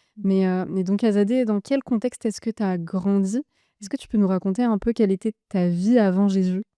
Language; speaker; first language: French; native; French